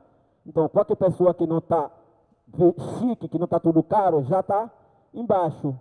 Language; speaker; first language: Portuguese; non-native, learner; Haitian Creole